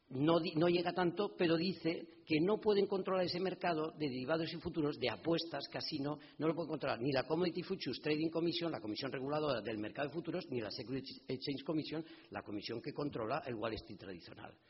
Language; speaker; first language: Spanish; native; Spanish